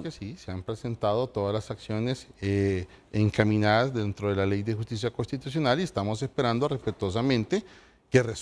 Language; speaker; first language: Spanish; native; Spanish